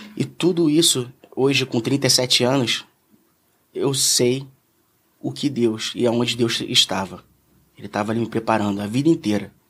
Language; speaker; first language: Portuguese; native; Portuguese